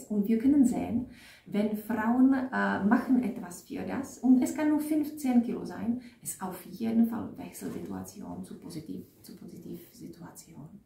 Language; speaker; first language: German; non-native, fluent; Czech